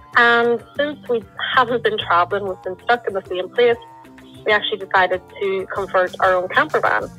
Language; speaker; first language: English; native; English